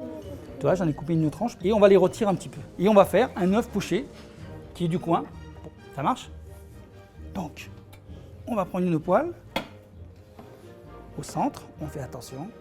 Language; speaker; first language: French; native; French